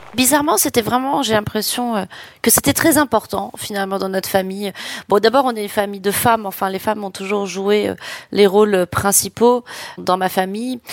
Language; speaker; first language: French; native; French